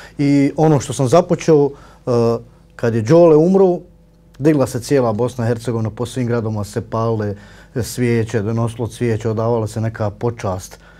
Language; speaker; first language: Bosnian; native; Bosnian